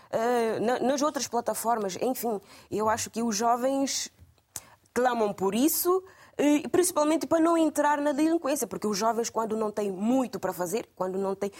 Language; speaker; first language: Portuguese; non-native, local second language; Kabuverdianu